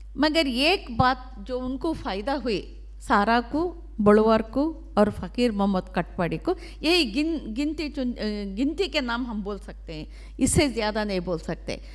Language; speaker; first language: Hindi; non-native, local second language; Urdu